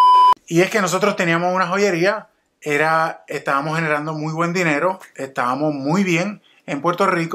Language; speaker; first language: Spanish; native; Spanish